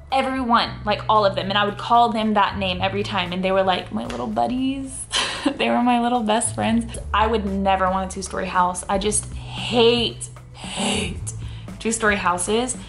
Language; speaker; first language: English; native; English